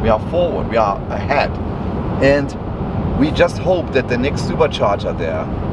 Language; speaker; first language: English; non-native, fluent; German